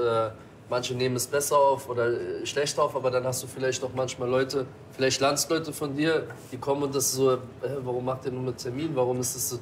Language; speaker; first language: German; native; German